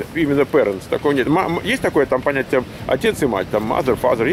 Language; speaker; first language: Russian; native; Russian